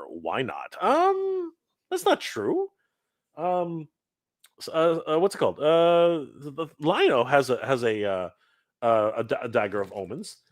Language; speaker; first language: English; native; English